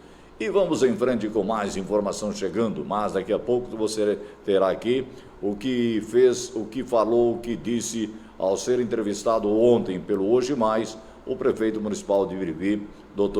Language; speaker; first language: Portuguese; native; Portuguese